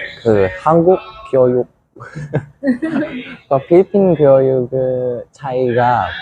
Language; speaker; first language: Korean; non-native, learner; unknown